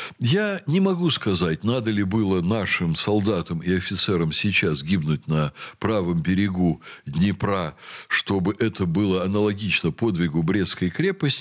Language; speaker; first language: Russian; native; Russian